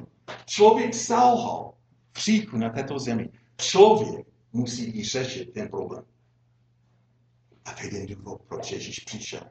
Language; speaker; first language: Czech; non-native, fluent; English